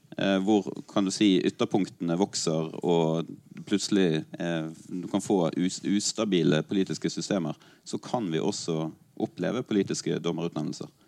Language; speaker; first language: Norwegian; native; Norwegian